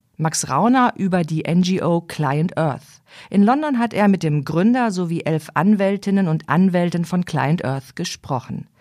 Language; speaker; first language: German; native; German